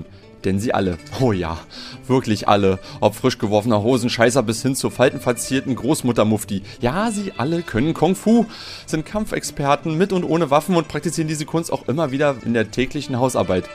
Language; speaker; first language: German; native; German